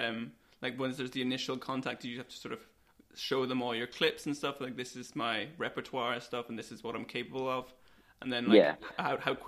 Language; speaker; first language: English; native; English